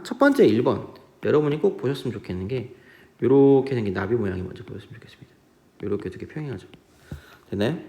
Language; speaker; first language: Korean; native; Korean